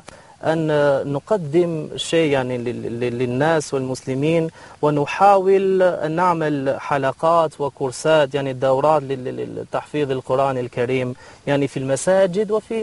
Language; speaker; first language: Arabic; non-native, local second language; Albanian